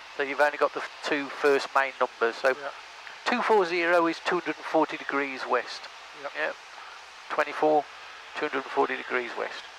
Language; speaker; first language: English; native; English